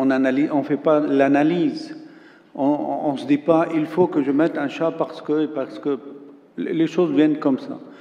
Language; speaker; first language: French; non-native, local second language; Arabic